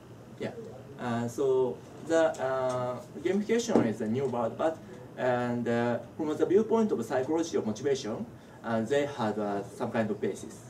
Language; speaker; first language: English; non-native, learner; Japanese